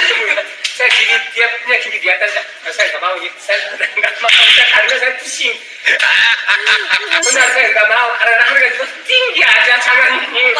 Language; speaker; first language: Indonesian; non-native, learner; Korean